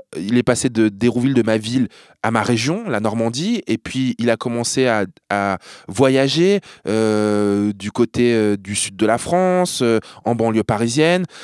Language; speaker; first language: French; native; French